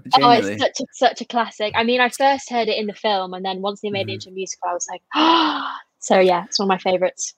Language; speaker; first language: English; native; English